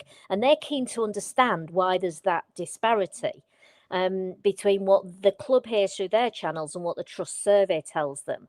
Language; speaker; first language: English; native; English